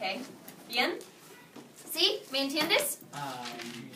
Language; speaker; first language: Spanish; non-native, fluent; English